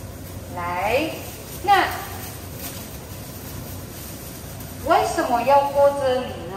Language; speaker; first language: Chinese; non-native, learner; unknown